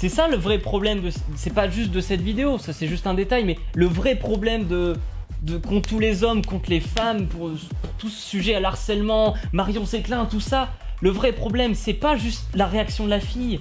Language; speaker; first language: French; native; French